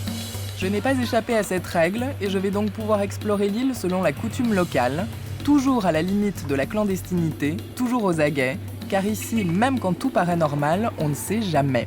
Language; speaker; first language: French; native; French